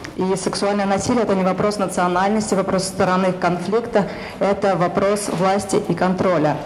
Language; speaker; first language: Russian; native; Russian